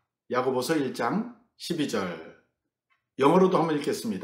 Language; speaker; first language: Korean; native; Korean